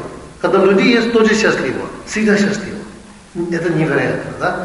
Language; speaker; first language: Russian; non-native, learner; Tibetan